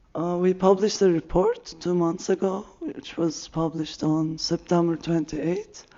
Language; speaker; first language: English; non-native, fluent; Turkish